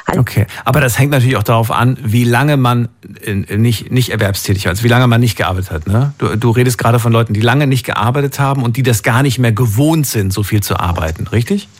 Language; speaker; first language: German; native; German